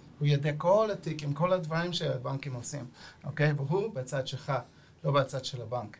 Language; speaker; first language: Hebrew; non-native, fluent; English